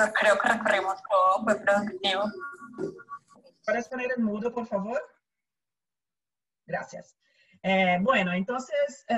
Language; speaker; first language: Spanish; non-native, local second language; Portuguese